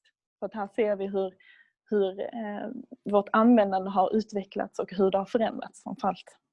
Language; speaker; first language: Swedish; native; Swedish